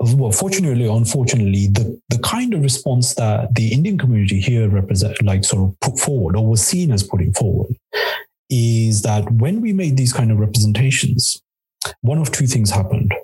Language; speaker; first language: English; non-native, local second language; Gujarati